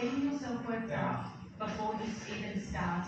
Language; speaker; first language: English; native; English